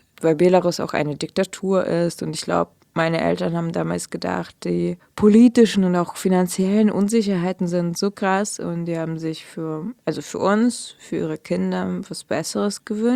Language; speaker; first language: German; early bilingual, other home language; Russian